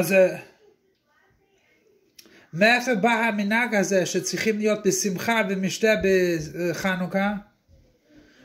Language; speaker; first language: Hebrew; non-native, fluent; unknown